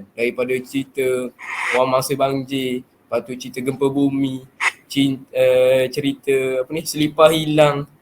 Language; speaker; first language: Malay; native; Malay